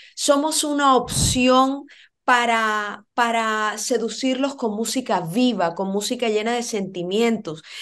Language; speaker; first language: Spanish; native; Spanish